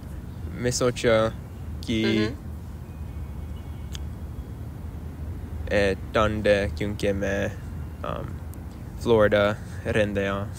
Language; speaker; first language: Punjabi; non-native, learner; English